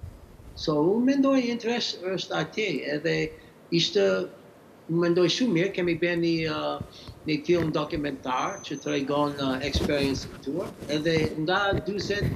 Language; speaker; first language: Albanian; early bilingual, heritage; English